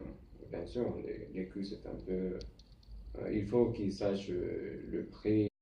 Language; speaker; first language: French; non-native, fluent; Spanish